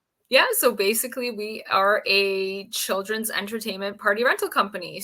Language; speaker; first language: English; native; English